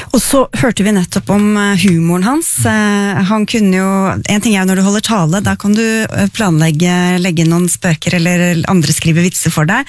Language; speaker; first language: Norwegian; native; Norwegian